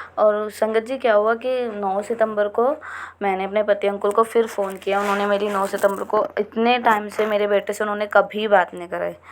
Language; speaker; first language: Hindi; native; Hindi